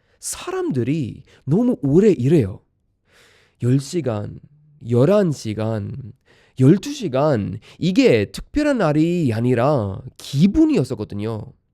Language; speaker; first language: Korean; non-native, fluent; Swedish